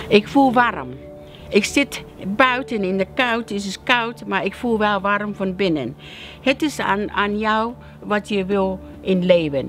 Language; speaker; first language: Dutch; non-native, learner; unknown